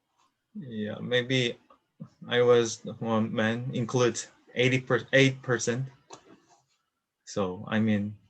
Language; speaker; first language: English; non-native, learner; Korean